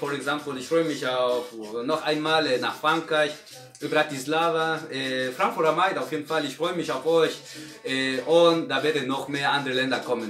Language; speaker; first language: German; non-native, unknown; Spanish